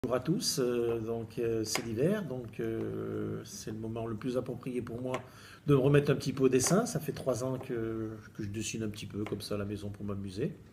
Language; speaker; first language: French; native; French